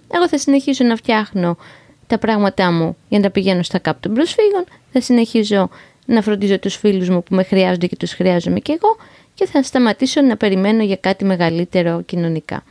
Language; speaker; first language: Greek; native; Greek